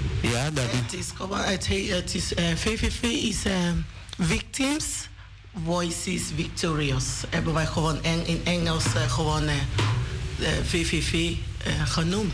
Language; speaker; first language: Dutch; non-native, learner; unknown